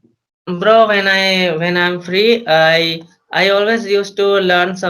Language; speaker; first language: English; non-native, learner; Hindi